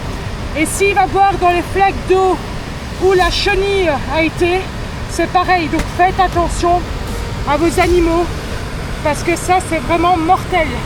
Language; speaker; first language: French; native; French